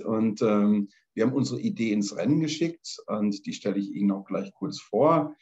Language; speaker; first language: German; native; German